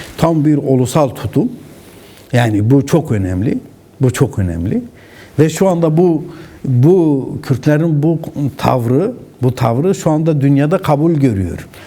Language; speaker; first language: Turkish; non-native, local second language; Kurdish